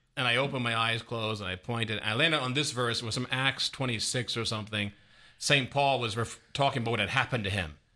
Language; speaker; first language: English; native; English